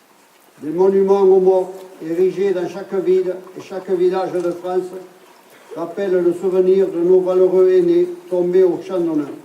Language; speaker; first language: French; native; French